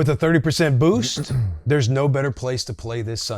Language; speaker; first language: English; native; English